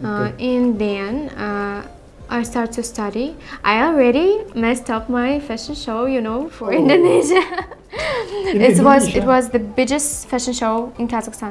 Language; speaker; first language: English; non-native, learner; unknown